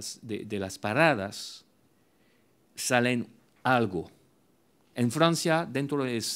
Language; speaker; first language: Spanish; non-native, fluent; French